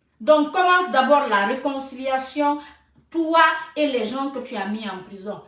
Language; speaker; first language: French; non-native, local second language; Susu